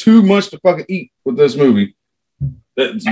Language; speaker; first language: English; native; English